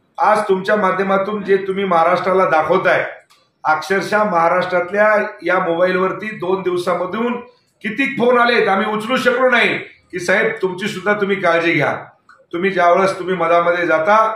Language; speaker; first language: Marathi; native; Marathi